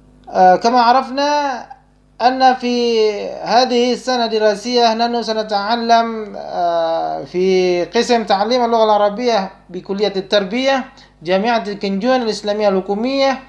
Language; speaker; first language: Arabic; non-native, fluent; Indonesian